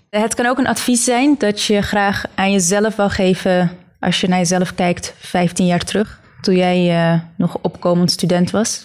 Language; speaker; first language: Dutch; early bilingual, other home language; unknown